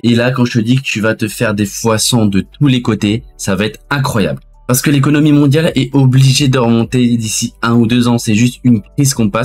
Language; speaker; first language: French; native; French